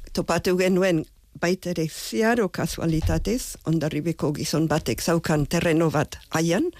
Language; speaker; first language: Basque; early bilingual, other home language; English